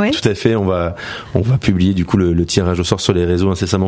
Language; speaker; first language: French; native; French